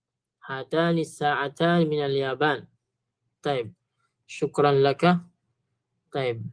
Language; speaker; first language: Arabic; non-native, fluent; Filipino